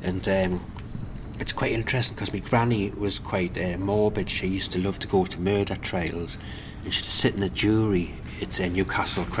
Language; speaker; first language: English; native; English